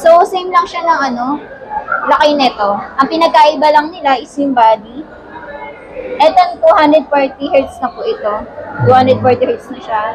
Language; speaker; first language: Filipino; native; Filipino